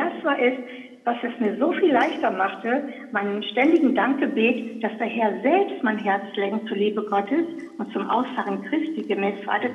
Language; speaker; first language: German; native; German